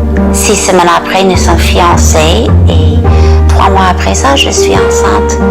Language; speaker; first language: French; non-native, learner; English